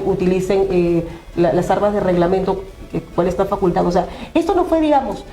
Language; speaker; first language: Spanish; native; Spanish